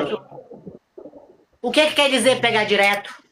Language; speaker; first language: Portuguese; native; Portuguese